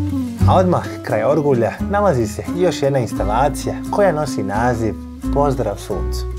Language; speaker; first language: Croatian; native; Croatian